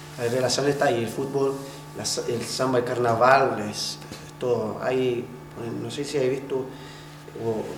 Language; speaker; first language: Spanish; non-native, fluent; Portuguese